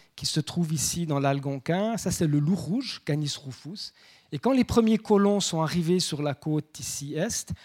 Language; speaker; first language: French; native; French